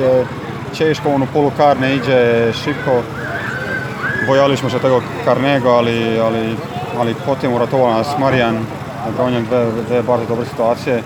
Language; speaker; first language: Polish; non-native, learner; Croatian